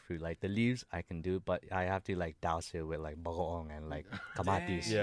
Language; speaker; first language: English; native; English